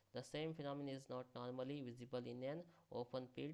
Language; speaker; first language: English; non-native, local second language; Kannada